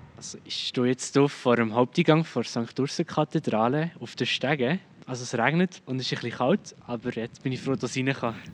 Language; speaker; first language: German; native; German